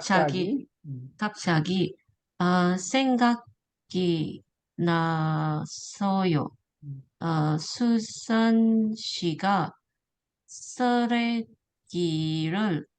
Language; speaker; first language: Korean; non-native, learner; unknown